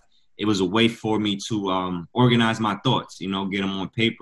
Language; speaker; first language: English; native; English